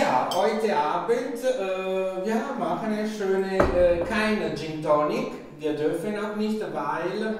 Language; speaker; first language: German; non-native, fluent; Italian